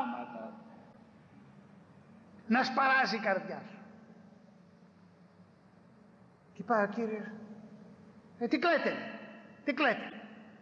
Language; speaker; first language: Greek; native; Greek